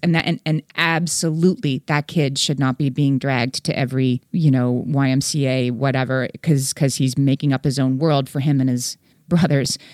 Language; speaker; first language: English; native; English